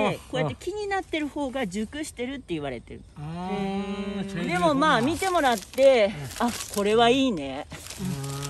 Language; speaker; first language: Japanese; native; Japanese